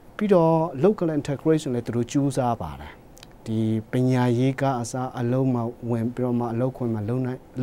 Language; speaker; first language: Burmese; non-native, local second language; Hakha Chin